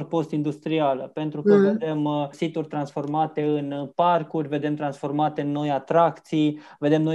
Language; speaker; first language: Romanian; native; Romanian